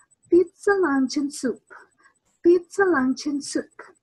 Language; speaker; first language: English; non-native, fluent; Ukrainian